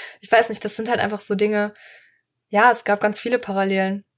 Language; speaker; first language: German; native; German